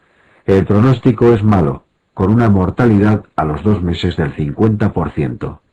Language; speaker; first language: Spanish; native; Spanish